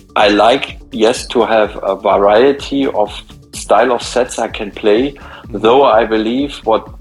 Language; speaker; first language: English; non-native, fluent; German